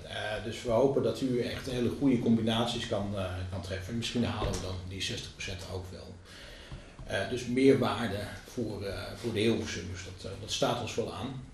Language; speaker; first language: Dutch; native; Dutch